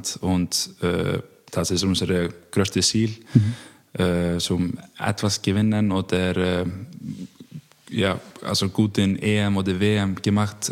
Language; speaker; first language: German; non-native, learner; Icelandic